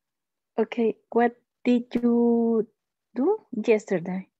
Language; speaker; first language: English; non-native, learner; Spanish